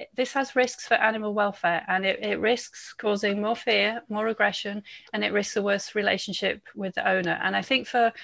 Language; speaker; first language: English; native; English